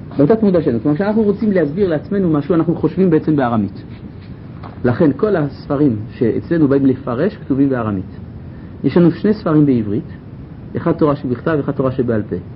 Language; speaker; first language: Hebrew; non-native, fluent; French